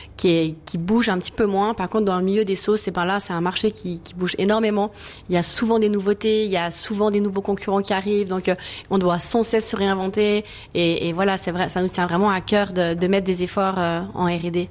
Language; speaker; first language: French; native; French